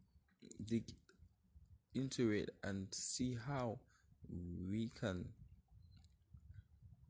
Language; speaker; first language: English; non-native, local second language; Yoruba